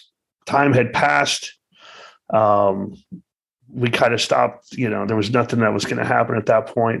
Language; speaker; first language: English; native; English